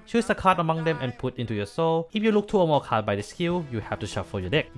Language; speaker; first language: English; non-native, fluent; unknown